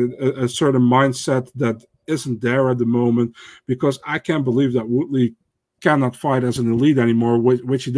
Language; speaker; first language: English; non-native, fluent; Dutch